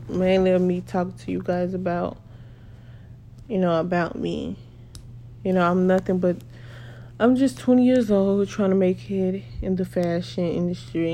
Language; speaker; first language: English; native; English